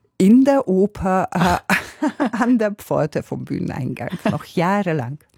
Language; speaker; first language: German; non-native, fluent; Hungarian